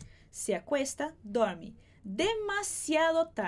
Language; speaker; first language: Spanish; non-native, fluent; Portuguese